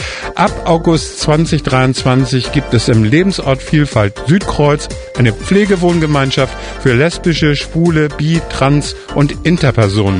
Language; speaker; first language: German; native; German